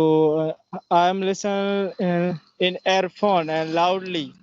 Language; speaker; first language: English; non-native, learner; Hindi